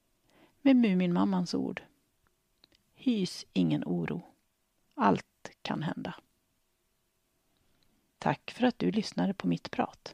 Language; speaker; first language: Swedish; native; Swedish